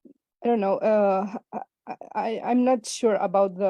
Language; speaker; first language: English; non-native, learner; Spanish